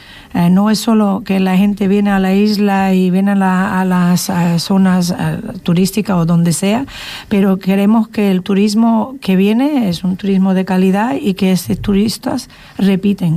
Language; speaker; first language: Spanish; non-native, fluent; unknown